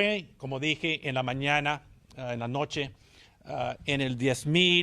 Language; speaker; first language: Spanish; early bilingual, heritage; Spanish